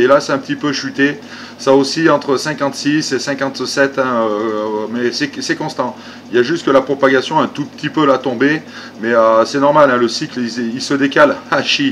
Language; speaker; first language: French; native; French